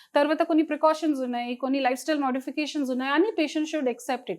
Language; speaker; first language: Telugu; non-native, local second language; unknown